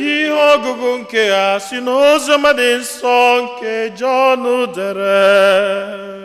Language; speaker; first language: Igbo; native; Igbo